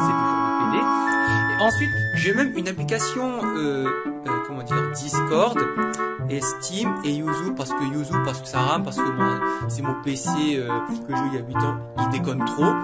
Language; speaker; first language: French; native; French